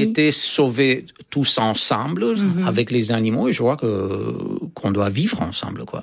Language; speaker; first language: French; non-native, fluent; Romanian